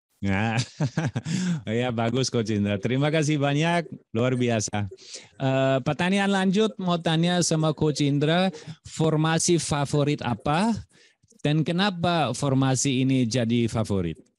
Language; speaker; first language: Indonesian; non-native, fluent; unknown